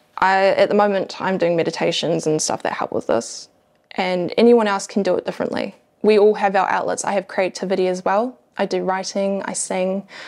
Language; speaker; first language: English; native; English